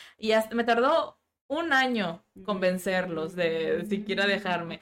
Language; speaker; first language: Spanish; native; Spanish